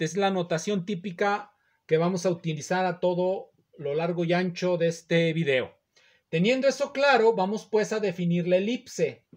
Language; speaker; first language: Spanish; native; Spanish